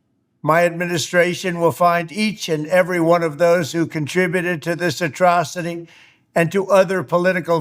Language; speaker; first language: English; native; English